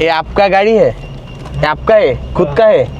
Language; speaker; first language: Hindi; non-native, learner; Bangla